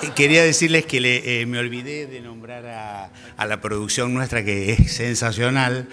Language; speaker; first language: Spanish; native; Spanish